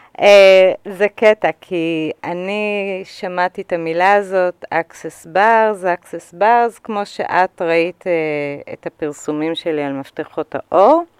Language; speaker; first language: Hebrew; native; Hebrew